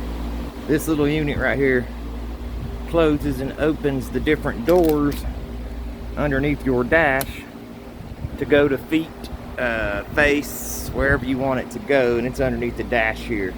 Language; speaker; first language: English; native; English